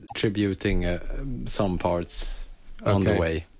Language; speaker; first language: English; non-native, fluent; Swedish